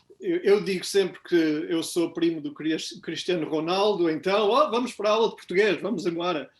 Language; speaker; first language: Portuguese; native; Portuguese